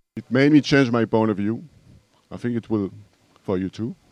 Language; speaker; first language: English; non-native, learner; French